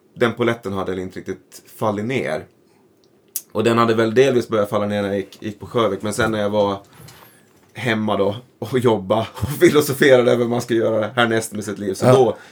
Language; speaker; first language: Swedish; native; Swedish